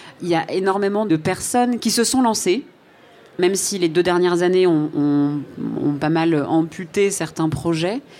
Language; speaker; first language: French; native; French